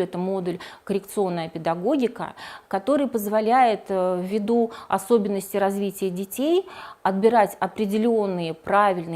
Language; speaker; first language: Russian; native; Russian